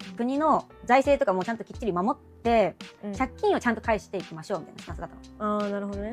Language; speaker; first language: Japanese; native; Japanese